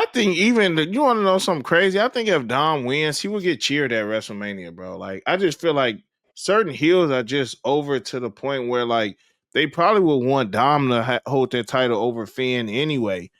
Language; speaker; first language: English; native; English